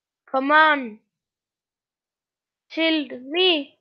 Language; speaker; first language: English; non-native, learner; French